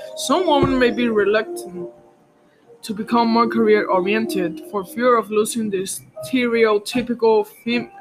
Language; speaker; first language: English; non-native, learner; Spanish